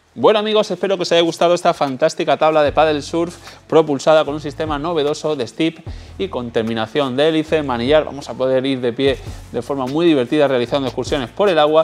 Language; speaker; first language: Spanish; native; Spanish